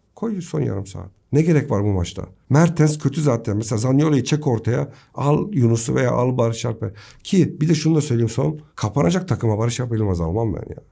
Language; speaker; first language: Turkish; native; Turkish